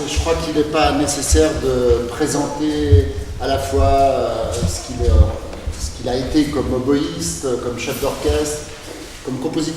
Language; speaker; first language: French; native; French